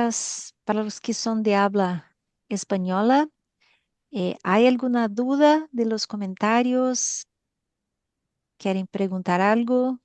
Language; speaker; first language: Spanish; non-native, learner; Portuguese